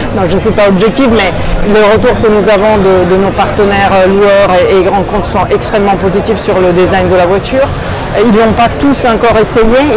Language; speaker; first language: French; non-native, fluent; Italian